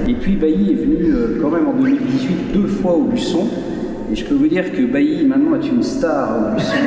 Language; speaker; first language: French; native; French